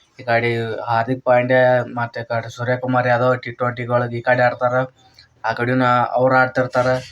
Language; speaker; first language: Kannada; native; Kannada